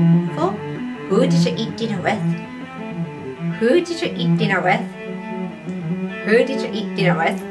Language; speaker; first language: English; non-native, fluent; Japanese